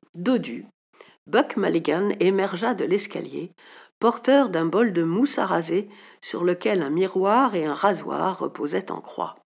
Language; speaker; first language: French; native; French